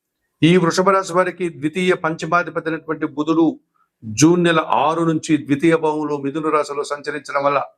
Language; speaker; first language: Telugu; native; Telugu